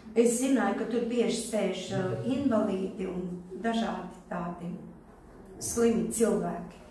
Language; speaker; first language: Latvian; non-native, local second language; Russian